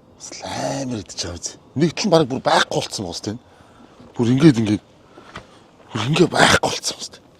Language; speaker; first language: Mongolian; native; Mongolian